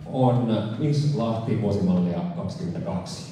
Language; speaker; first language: Finnish; native; Finnish